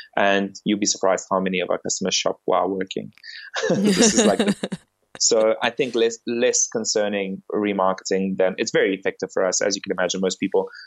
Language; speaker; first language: English; early bilingual, other home language; Bulgarian